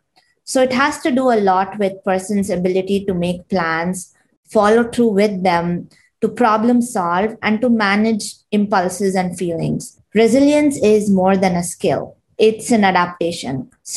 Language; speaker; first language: English; non-native, local second language; Kannada